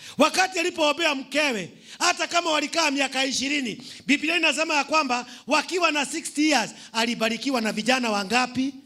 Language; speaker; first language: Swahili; non-native, local second language; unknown